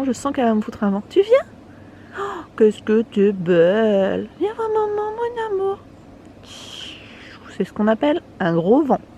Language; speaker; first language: French; native; French